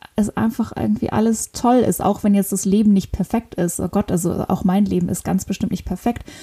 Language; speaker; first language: German; non-native, local second language; Luxembourgish